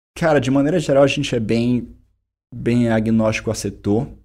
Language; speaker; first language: Portuguese; native; Portuguese